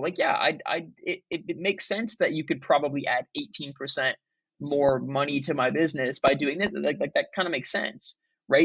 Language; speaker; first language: English; native; English